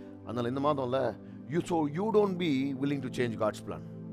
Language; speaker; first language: English; non-native, local second language; Tamil